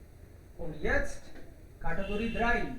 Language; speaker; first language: German; non-native, fluent; Hindi